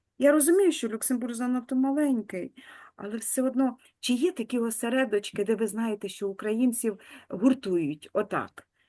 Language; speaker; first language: Ukrainian; native; Ukrainian